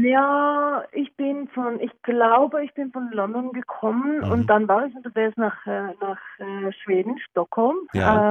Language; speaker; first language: German; non-native, learner; Norwegian